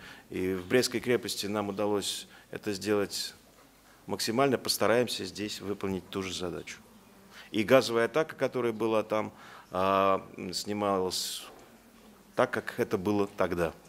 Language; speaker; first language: Russian; native; Russian